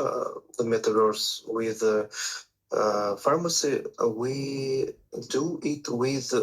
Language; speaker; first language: English; non-native, learner; Russian